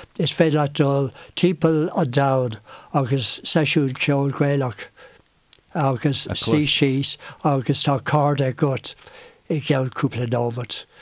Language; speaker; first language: Irish; non-native, local second language; English